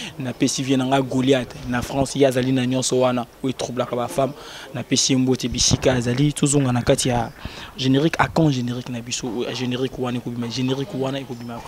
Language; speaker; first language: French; non-native, local second language; Lingala